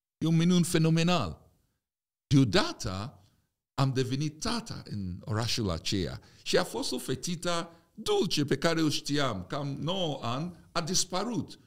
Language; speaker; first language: Romanian; non-native, fluent; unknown